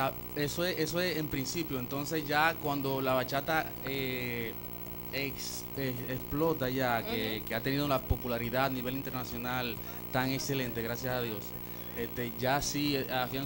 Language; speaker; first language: Spanish; native; Spanish